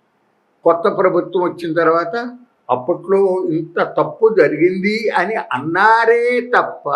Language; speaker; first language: Telugu; native; Telugu